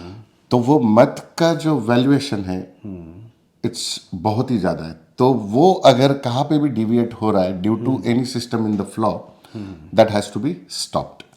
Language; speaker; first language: Hindi; native; Hindi